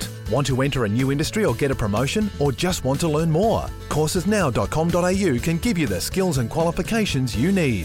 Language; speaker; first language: English; native; English